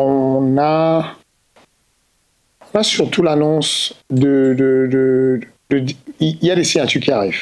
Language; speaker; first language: French; native; French